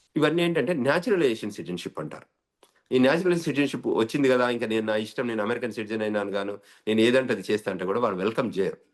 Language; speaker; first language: Telugu; native; Telugu